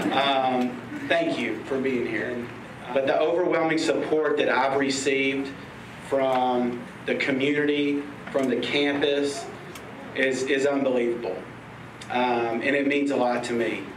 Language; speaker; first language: English; native; English